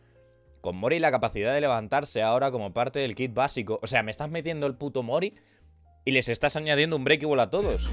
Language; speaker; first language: Spanish; native; Spanish